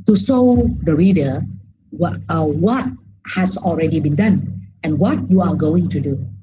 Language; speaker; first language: English; non-native, fluent; Vietnamese